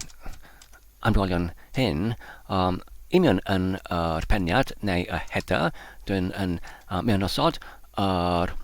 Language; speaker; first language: Welsh; non-native, learner; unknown